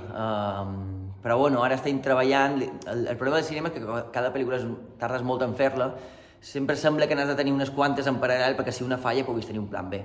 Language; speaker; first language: Catalan; native; Catalan